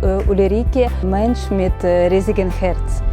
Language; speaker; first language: German; non-native, learner; Ukrainian